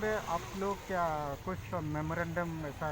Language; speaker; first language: Hindi; non-native, local second language; Kok Borok